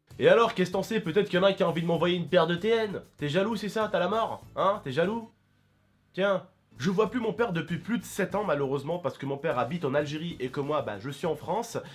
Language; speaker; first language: French; early bilingual, other home language; Arabic